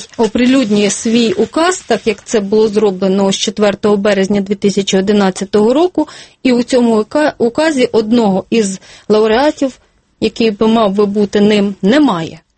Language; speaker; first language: Ukrainian; native; Ukrainian